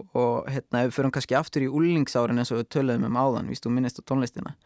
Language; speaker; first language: Icelandic; native; Icelandic